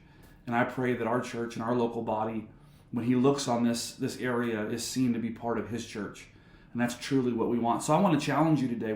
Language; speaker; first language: English; native; English